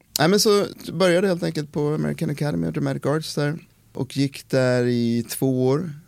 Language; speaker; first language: Swedish; native; Swedish